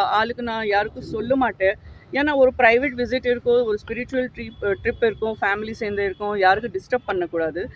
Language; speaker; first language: Tamil; non-native, learner; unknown